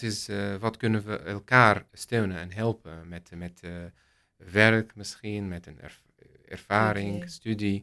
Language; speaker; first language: Dutch; non-native, learner; Arabic